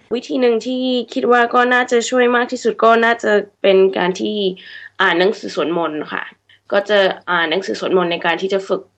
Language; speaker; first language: Thai; early bilingual, heritage; English